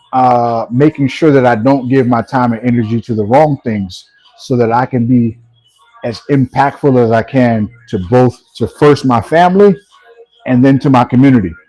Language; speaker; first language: English; native; English